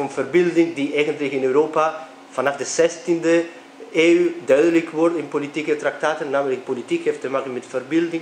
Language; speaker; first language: Dutch; non-native, fluent; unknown